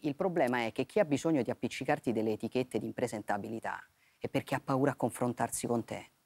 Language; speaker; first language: Italian; native; Italian